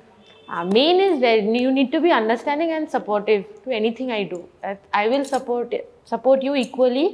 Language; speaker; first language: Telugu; non-native, fluent; Bangla